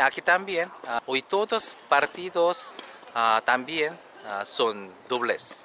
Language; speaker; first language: Spanish; non-native, learner; Korean